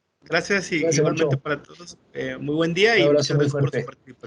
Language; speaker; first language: Spanish; native; Spanish